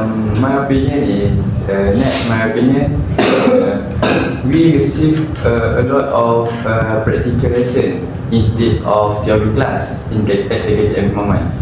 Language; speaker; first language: English; non-native, learner; Malay